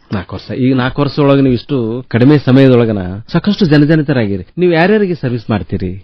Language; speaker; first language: Kannada; native; Kannada